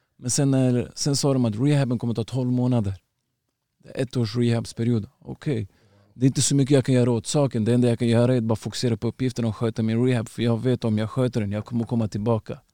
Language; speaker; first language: Swedish; early bilingual, other home language; Uzbek